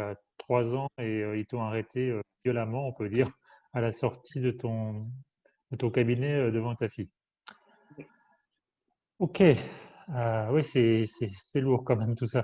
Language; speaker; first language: French; native; French